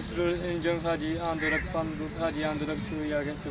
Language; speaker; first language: Korean; non-native, learner; Punjabi